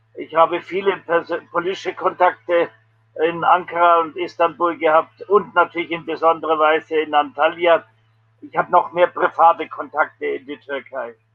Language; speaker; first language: German; native; German